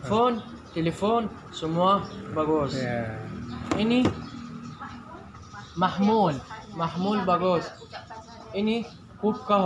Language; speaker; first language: Indonesian; non-native, learner; Arabic